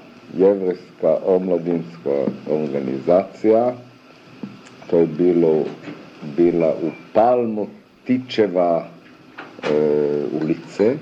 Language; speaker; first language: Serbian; early bilingual, other home language; German